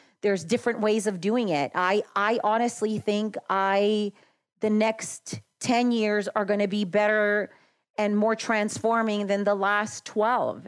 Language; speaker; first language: English; early bilingual, other home language; Macedonian